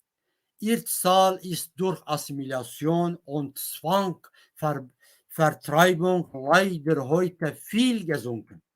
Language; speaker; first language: German; non-native, fluent; Kurdish